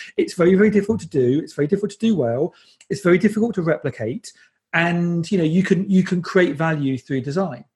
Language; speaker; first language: English; native; English